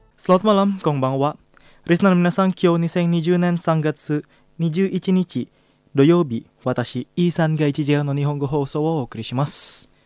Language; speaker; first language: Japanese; non-native, fluent; Indonesian